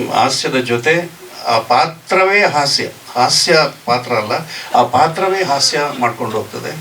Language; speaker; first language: Kannada; non-native, local second language; Tulu